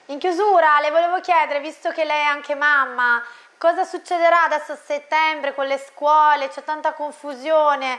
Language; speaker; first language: Italian; native; Italian